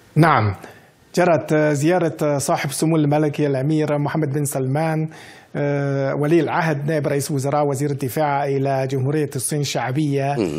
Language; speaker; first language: Arabic; non-native, fluent; Chinese